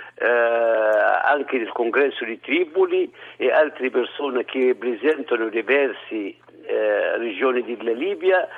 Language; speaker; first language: Italian; non-native, fluent; Arabic